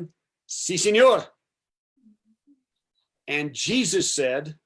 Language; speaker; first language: Spanish; non-native, learner; English